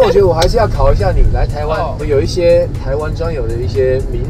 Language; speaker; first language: Chinese; native; Chinese